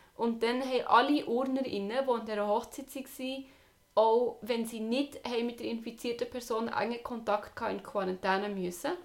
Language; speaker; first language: German; native; German